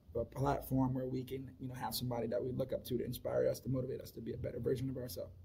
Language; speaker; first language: English; native; English